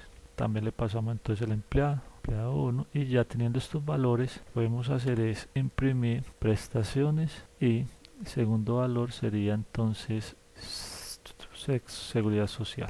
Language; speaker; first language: Spanish; native; Spanish